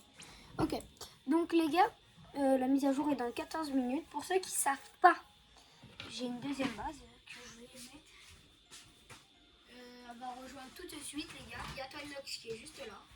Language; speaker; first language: French; native; French